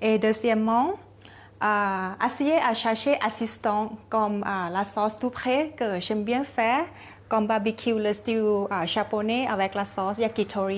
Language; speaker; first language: French; non-native, learner; Thai